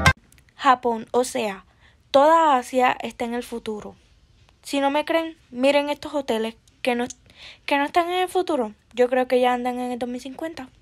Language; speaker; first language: Spanish; early bilingual, heritage; Spanish